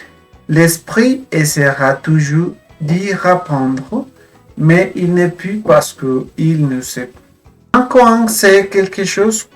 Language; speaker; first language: French; non-native, fluent; Spanish